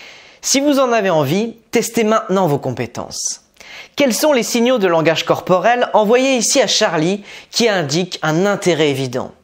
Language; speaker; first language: French; native; French